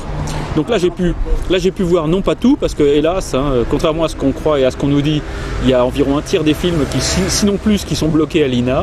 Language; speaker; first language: French; native; French